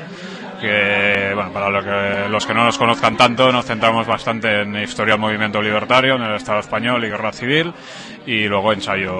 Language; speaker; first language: Spanish; native; Spanish